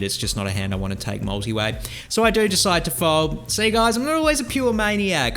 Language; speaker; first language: English; native; English